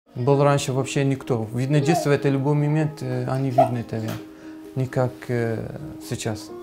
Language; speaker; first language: Russian; non-native, learner; Arabic